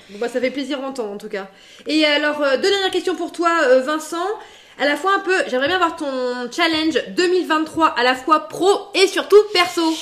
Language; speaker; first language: French; native; French